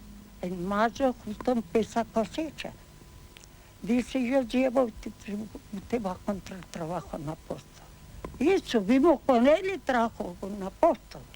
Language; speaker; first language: Spanish; non-native, learner; Ukrainian